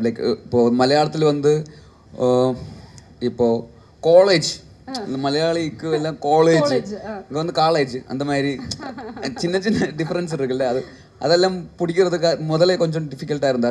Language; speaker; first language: Tamil; non-native, learner; Malayalam